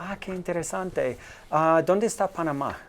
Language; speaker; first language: Spanish; non-native, fluent; English